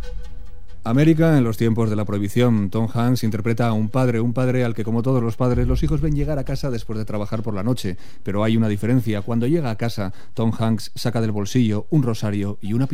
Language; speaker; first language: Spanish; native; Spanish